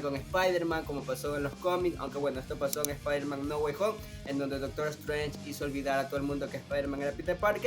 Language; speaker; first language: Spanish; native; Spanish